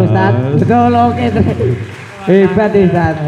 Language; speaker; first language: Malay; non-native, local second language; Javanese